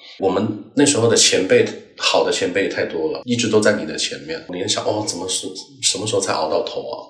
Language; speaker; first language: Chinese; non-native, local second language; Cantonese